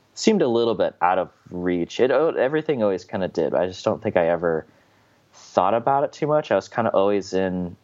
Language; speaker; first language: English; native; English